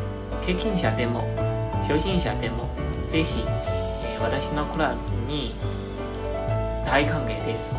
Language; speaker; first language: Japanese; non-native, fluent; Chinese